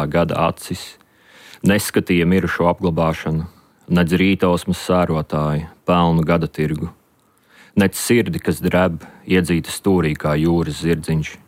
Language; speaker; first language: Latvian; native; Latvian